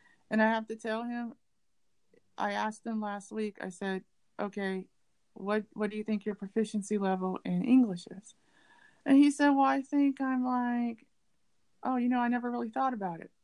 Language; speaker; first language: English; native; English